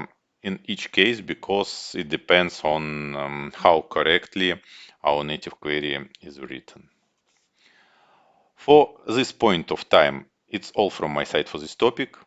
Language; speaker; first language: English; non-native, fluent; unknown